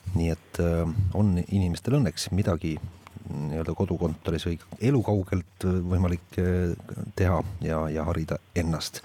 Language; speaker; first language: Estonian; native; Estonian